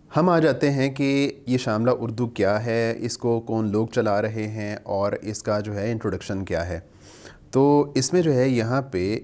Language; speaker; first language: Urdu; native; Urdu